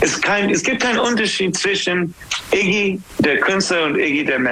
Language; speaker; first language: German; non-native, learner; English